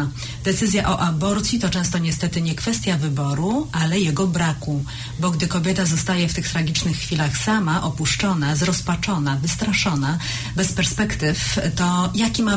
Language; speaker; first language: Polish; native; Polish